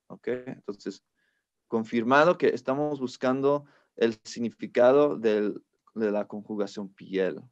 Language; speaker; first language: Spanish; non-native, fluent; English